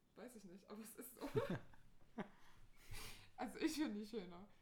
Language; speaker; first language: German; non-native, fluent; Portuguese